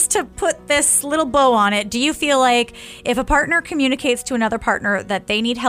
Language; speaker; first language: English; native; English